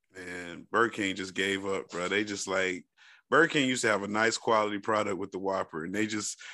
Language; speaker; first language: English; native; English